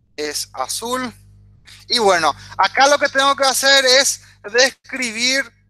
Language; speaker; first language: Spanish; native; Spanish